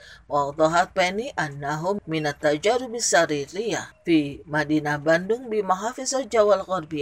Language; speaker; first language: Arabic; non-native, fluent; Indonesian